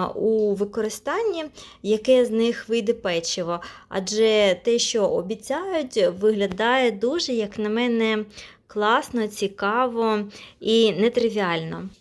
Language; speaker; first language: Ukrainian; non-native, local second language; Russian